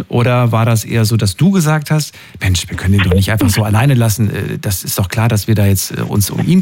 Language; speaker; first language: German; native; German